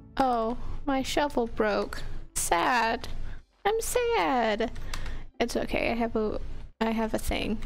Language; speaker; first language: English; native; English